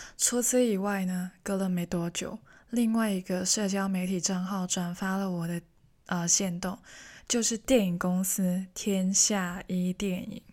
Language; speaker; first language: Chinese; non-native, local second language; Cantonese